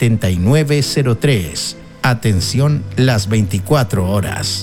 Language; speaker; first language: Spanish; native; Spanish